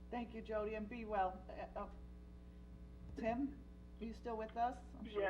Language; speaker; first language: English; native; English